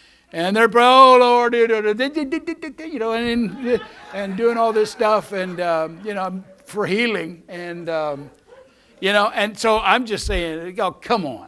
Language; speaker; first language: English; native; English